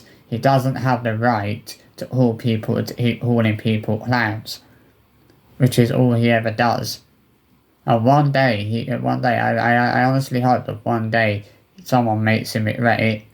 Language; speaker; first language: English; native; English